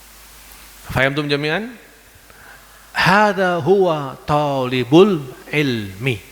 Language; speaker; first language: Arabic; non-native, fluent; Indonesian